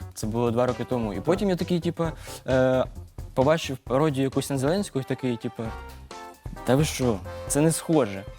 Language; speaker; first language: Ukrainian; native; Ukrainian